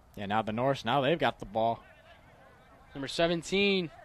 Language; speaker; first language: English; native; English